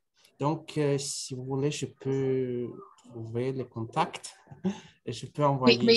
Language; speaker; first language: French; non-native, fluent; Russian